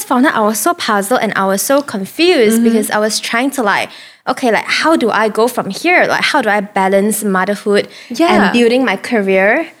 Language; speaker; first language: English; non-native, local second language; Chinese